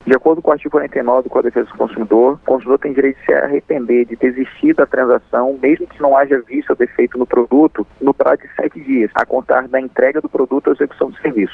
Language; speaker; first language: Portuguese; native; Portuguese